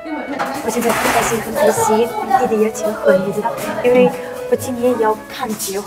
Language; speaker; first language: Chinese; non-native, learner; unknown